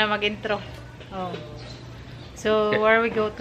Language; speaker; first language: Filipino; non-native, local second language; Cebuano